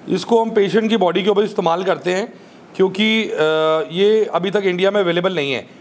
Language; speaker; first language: Hindi; native; Hindi